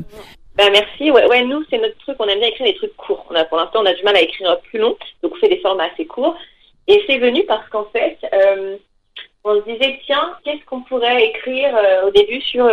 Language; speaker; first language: French; native; French